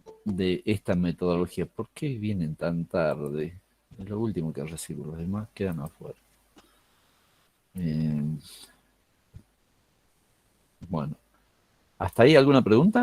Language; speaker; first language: Spanish; native; Spanish